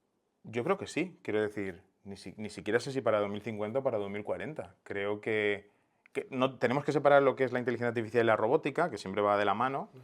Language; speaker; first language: Spanish; native; Spanish